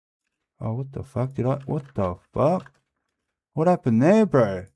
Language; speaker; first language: English; native; English